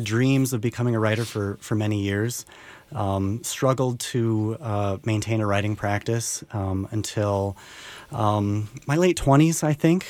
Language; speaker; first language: English; native; English